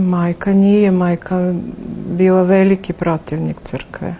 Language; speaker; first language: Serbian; non-native, fluent; Russian